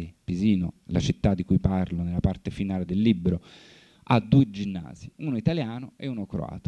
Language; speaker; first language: Italian; native; Italian